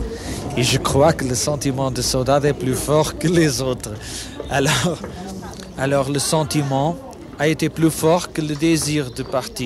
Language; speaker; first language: French; non-native, fluent; Portuguese